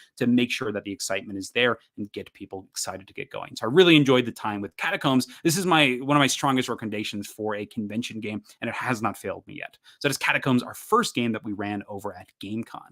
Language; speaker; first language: English; native; English